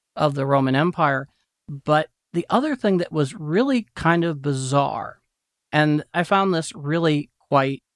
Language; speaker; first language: English; native; English